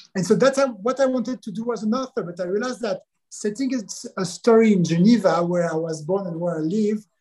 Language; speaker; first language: English; non-native, fluent; French